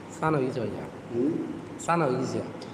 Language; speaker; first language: Hindi; non-native, learner; Bangla